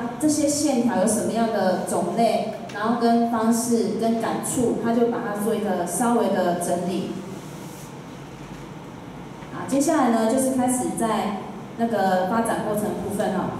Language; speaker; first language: Chinese; native; Chinese